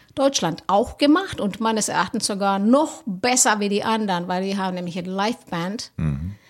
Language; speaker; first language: German; non-native, fluent; Finnish